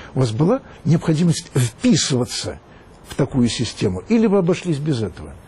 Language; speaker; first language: Russian; native; Russian